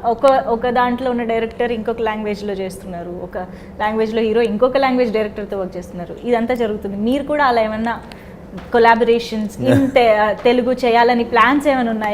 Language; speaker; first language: Telugu; native; Telugu